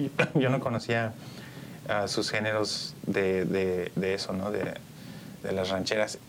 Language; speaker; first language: Spanish; early bilingual, heritage; Spanish